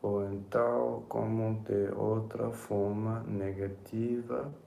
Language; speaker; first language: Portuguese; non-native, learner; English